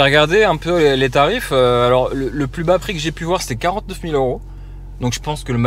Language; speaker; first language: French; native; French